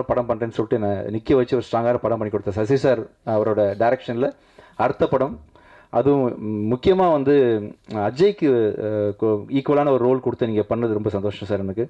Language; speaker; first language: Tamil; native; Tamil